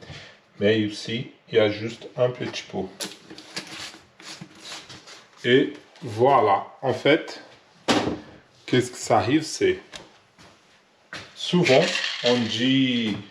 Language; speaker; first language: French; non-native, learner; Portuguese